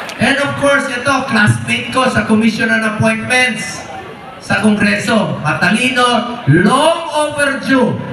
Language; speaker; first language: Filipino; non-native, local second language; Cebuano